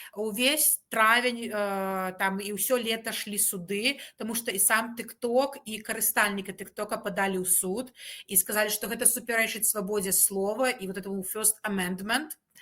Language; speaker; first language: Belarusian; native; Belarusian